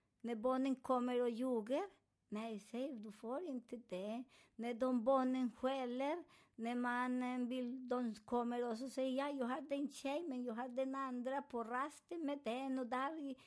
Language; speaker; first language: Swedish; non-native, fluent; Spanish